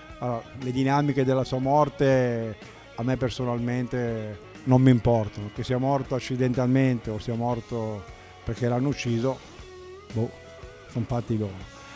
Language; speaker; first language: Italian; native; Italian